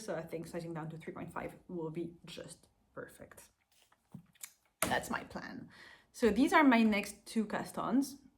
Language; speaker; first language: English; non-native, fluent; French